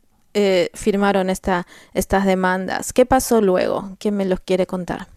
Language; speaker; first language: Spanish; native; Spanish